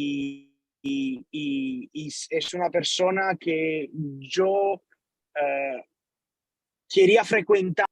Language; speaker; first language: Spanish; non-native, learner; Italian